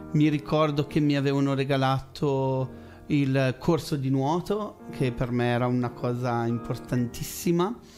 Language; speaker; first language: Italian; native; Italian